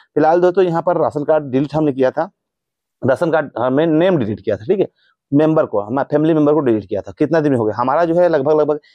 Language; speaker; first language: Hindi; native; Hindi